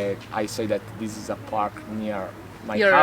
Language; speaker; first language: English; non-native, learner; Italian